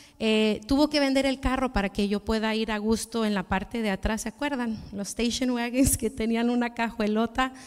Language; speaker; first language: Spanish; early bilingual, heritage; Spanish